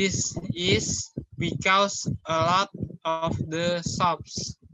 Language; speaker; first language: English; non-native, learner; Indonesian